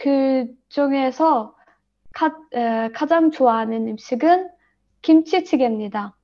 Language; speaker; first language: Korean; non-native, learner; Arabic